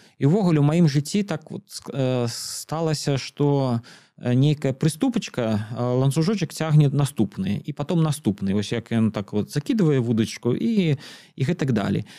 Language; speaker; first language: Belarusian; native; Belarusian